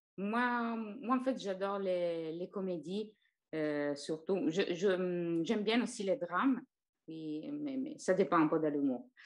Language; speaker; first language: French; non-native, fluent; Italian